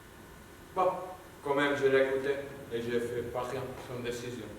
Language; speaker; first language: French; non-native, learner; Spanish